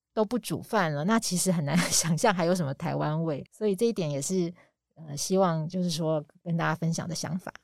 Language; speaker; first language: Chinese; native; Chinese